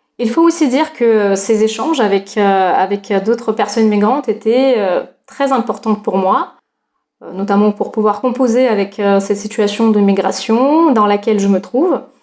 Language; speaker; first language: French; non-native, fluent; Russian